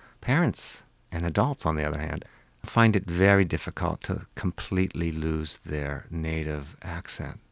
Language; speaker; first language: English; native; English